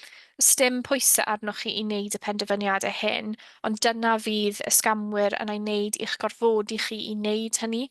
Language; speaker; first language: Welsh; native; Welsh